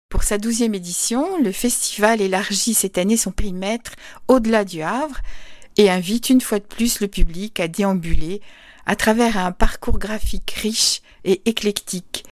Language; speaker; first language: French; native; French